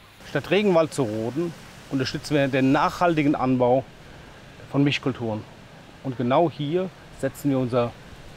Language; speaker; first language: German; native; German